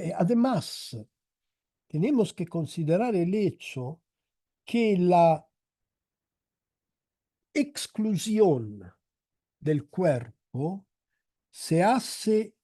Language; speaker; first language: Spanish; non-native, fluent; Italian